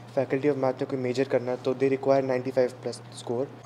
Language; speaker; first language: Hindi; non-native, local second language; Bangla